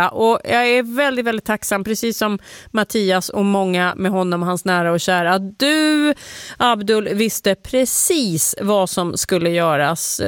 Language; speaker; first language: Swedish; native; Swedish